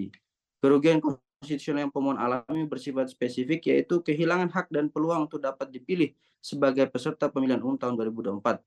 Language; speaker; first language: Indonesian; native; Indonesian